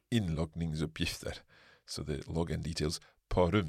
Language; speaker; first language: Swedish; non-native, learner; English